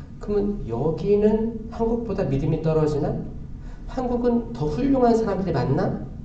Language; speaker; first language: Korean; native; Korean